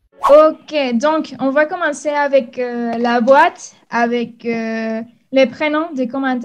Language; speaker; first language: French; non-native, fluent; Spanish